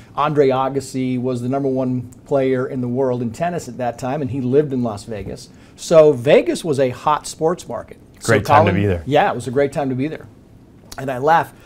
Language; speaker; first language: English; native; English